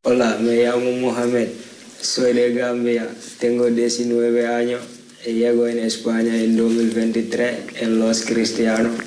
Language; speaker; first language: Spanish; non-native, learner; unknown